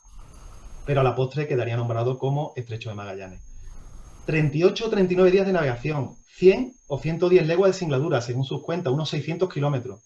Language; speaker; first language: Spanish; native; Spanish